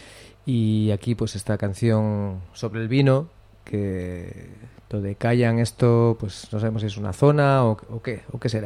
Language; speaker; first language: Spanish; native; Spanish